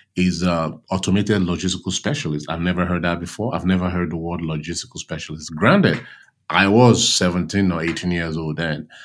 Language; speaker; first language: English; non-native, local second language; Yoruba